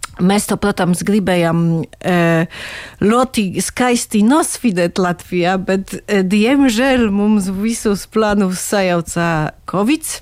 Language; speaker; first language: Latvian; non-native, fluent; Polish